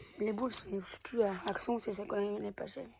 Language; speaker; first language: French; native; French